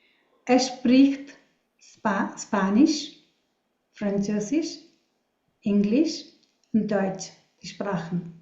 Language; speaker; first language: German; non-native, learner; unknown